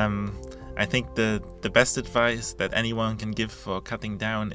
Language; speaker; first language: English; non-native, fluent; Luxembourgish